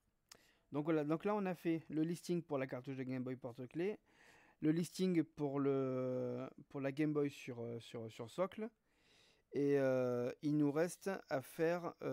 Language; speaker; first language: French; native; French